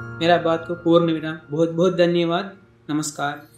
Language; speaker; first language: Hindi; non-native, learner; Sinhala